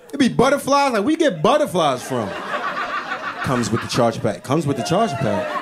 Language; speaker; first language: English; native; English